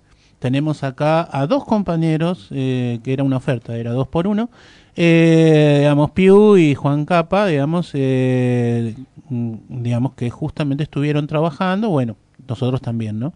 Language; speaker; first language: Spanish; native; Spanish